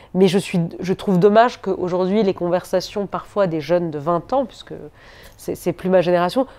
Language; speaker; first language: French; native; French